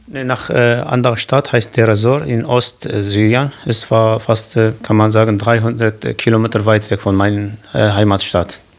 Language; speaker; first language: German; non-native, learner; Kurdish